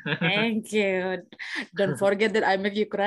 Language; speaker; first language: English; non-native, fluent; Indonesian